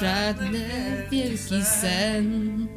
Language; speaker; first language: Polish; native; Polish